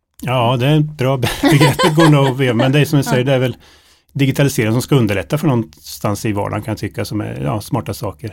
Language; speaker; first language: Swedish; native; Swedish